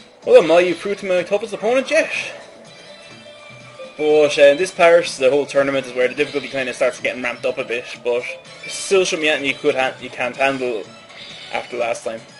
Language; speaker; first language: English; native; English